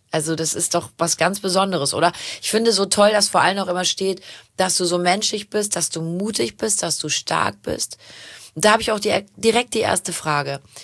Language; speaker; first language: German; native; German